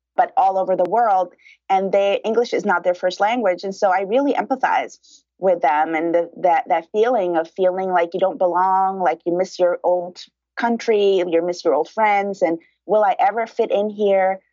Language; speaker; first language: English; early bilingual, other home language; Spanish